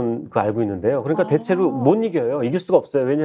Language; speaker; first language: Korean; native; Korean